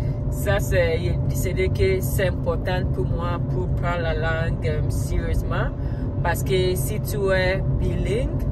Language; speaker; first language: French; non-native, learner; Akan